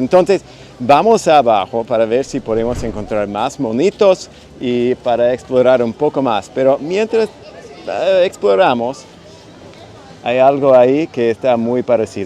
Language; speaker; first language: Spanish; non-native, fluent; English